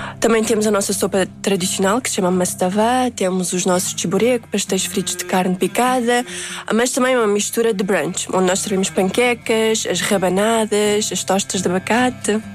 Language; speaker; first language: Portuguese; early bilingual, other home language; Uzbek